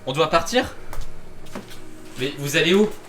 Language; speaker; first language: French; native; French